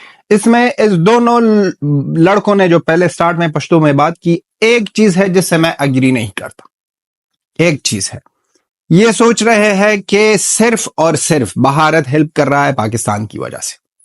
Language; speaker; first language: Hindi; non-native, fluent; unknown